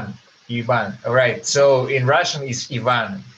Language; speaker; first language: English; non-native, fluent; Russian